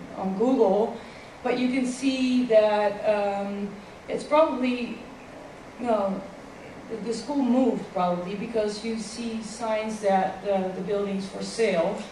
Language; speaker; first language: English; non-native, fluent; Dutch